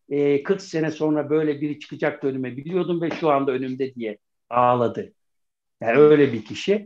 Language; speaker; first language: Turkish; native; Turkish